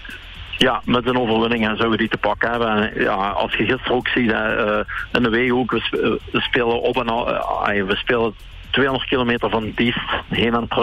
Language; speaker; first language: Dutch; native; Dutch